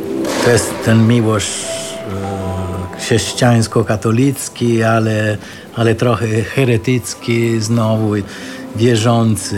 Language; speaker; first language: Polish; non-native, fluent; Italian